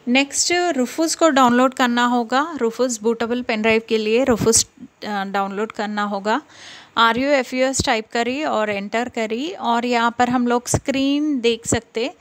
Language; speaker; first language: Hindi; non-native, local second language; Telugu